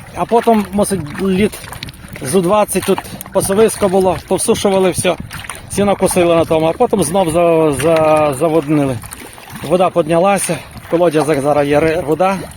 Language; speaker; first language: Ukrainian; native; Ukrainian